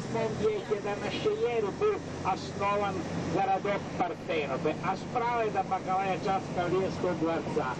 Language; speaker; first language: Russian; non-native, fluent; Italian